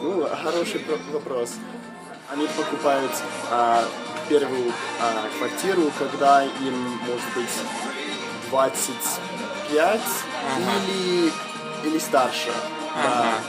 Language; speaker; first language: Russian; non-native, fluent; English